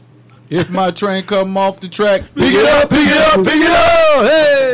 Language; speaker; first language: English; native; English